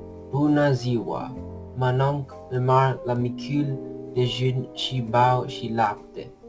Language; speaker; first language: Romanian; non-native, learner; Chinese